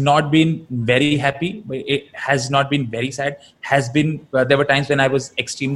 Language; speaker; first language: English; non-native, local second language; Malayalam